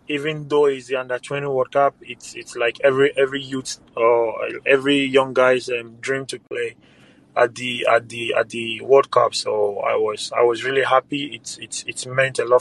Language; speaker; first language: English; non-native, local second language; Ga